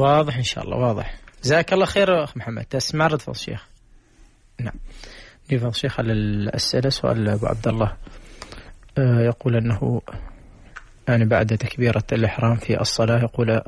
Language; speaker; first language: Arabic; native; Arabic